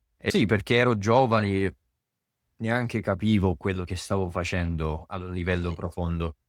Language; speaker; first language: Italian; non-native, fluent; Japanese